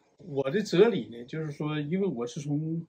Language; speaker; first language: Chinese; native; Chinese